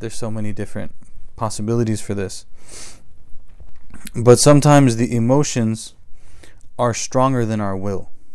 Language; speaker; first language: English; native; English